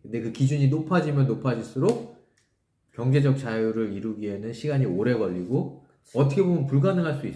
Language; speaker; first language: Korean; native; Korean